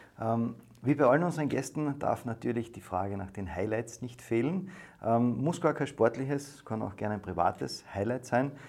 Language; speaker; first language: German; native; German